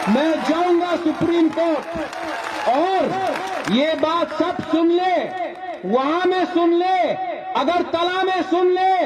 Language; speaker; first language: Hindi; non-native, local second language; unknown